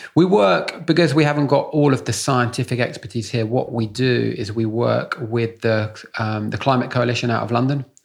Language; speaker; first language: English; native; English